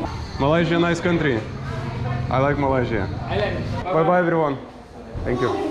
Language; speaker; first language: English; non-native, learner; Lithuanian